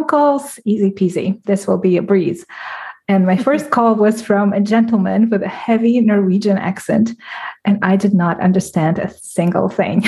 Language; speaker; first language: English; non-native, fluent; Russian